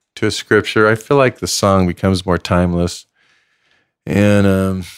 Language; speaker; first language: English; native; English